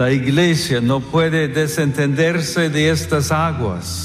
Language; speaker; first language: Spanish; non-native, fluent; English